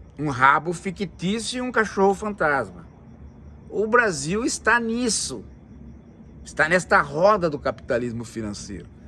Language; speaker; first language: Portuguese; native; Portuguese